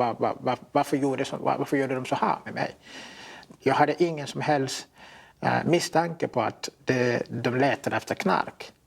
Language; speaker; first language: Swedish; non-native, fluent; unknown